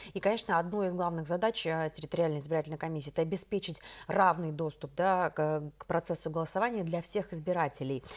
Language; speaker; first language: Russian; native; Russian